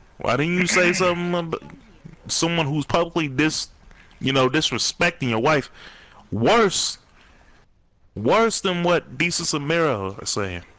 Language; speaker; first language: English; native; English